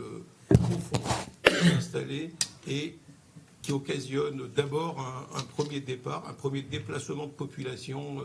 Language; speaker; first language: French; native; French